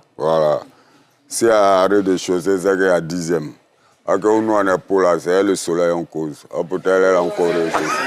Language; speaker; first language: French; native; French